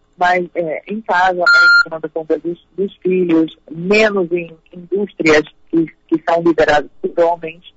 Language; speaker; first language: Portuguese; early bilingual, heritage; Spanish